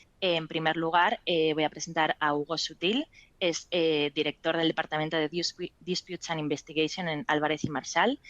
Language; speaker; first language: Spanish; native; Spanish